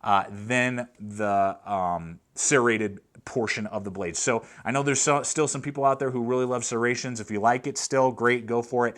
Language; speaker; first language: English; native; English